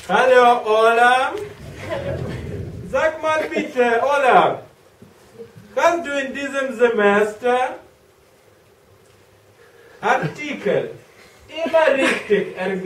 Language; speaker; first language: German; non-native, learner; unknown